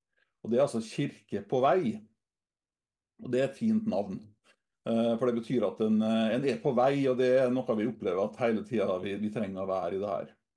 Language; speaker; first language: Norwegian; native; Norwegian